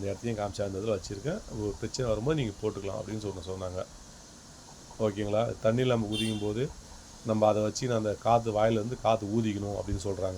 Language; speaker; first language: Tamil; native; Tamil